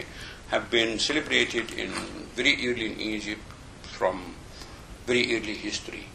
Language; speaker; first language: English; non-native, fluent; Arabic